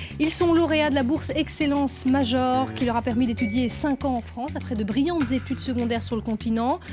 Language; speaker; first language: French; native; French